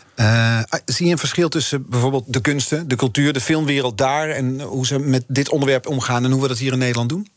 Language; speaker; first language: Dutch; native; Dutch